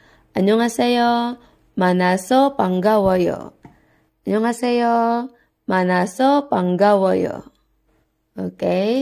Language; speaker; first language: Korean; non-native, learner; Cebuano